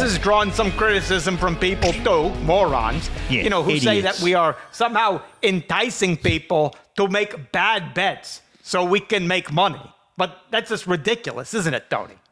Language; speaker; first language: English; native; English